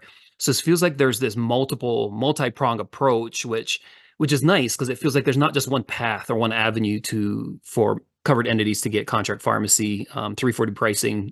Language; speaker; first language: English; native; English